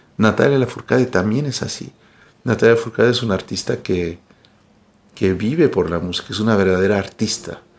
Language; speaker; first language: Spanish; early bilingual, heritage; Spanish